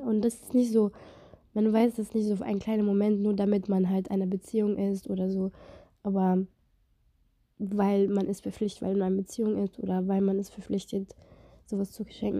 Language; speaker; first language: German; non-native, fluent; Russian